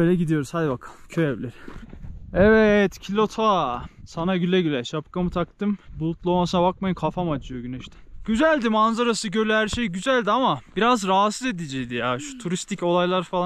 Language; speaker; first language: Turkish; native; Turkish